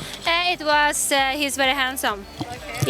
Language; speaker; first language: English; non-native, learner; Norwegian